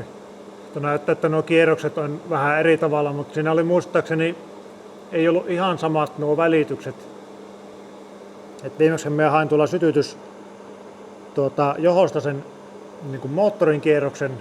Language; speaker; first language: Finnish; native; Finnish